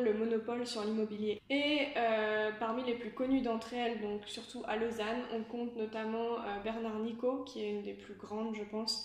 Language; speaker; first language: French; native; French